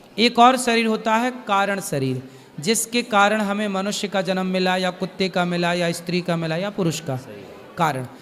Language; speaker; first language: Hindi; native; Hindi